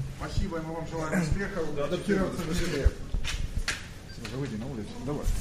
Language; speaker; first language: Russian; native; Russian